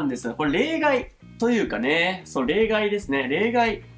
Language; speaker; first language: Japanese; native; Japanese